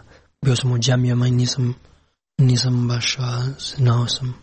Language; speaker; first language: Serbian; non-native, learner; Pashto